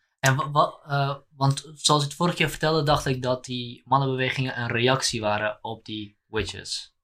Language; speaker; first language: Dutch; native; Dutch